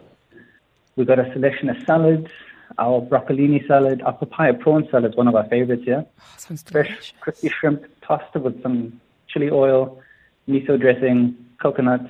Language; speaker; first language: English; native; English